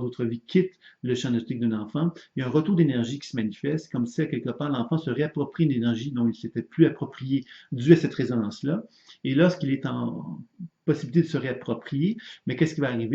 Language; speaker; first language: French; native; French